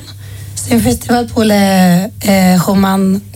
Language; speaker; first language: French; non-native, fluent; Swedish